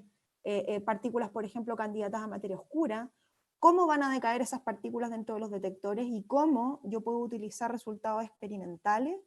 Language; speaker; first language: Spanish; native; Spanish